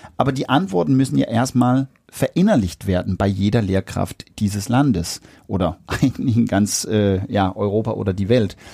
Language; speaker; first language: German; non-native, fluent; Danish